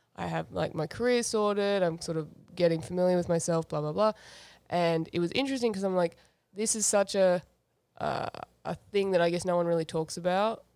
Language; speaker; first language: English; native; English